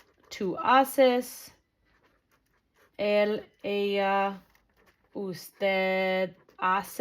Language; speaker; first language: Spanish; non-native, fluent; English